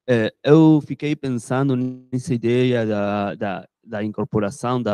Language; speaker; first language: Portuguese; non-native, fluent; Spanish